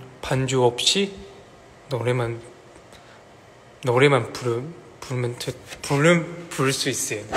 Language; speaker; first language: Korean; non-native, learner; Chinese